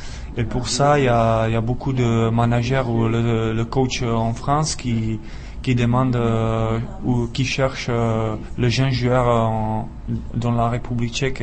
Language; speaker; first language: French; non-native, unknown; Czech